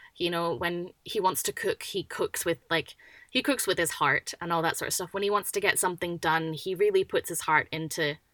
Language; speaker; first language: English; native; English